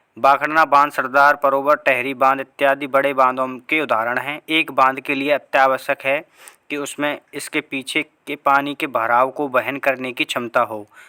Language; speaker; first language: Hindi; native; Hindi